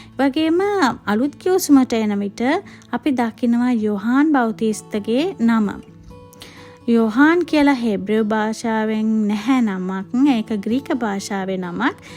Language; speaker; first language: Sinhala; native; Sinhala